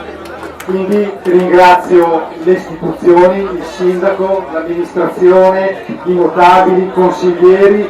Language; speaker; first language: Italian; native; Italian